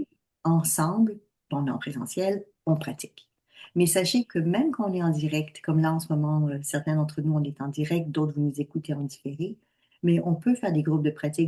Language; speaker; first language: French; native; French